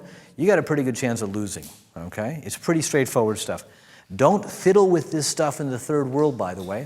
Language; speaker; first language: English; native; English